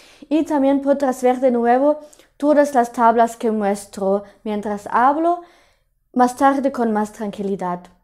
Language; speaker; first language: Spanish; non-native, fluent; German